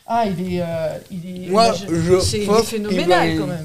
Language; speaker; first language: French; native; French